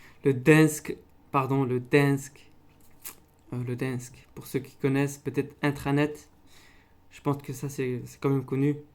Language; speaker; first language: French; non-native, local second language; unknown